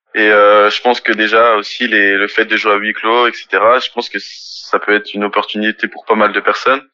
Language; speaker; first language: French; native; French